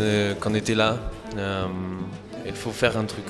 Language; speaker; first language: French; non-native, fluent; German